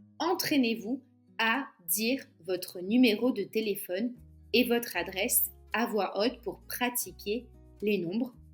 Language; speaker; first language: French; native; French